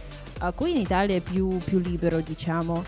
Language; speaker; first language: Italian; non-native, fluent; Russian